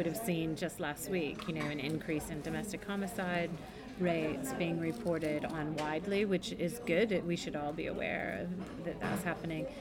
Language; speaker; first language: English; native; English